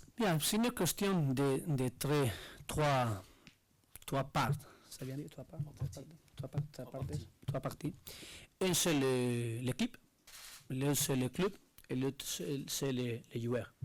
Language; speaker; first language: French; non-native, learner; Spanish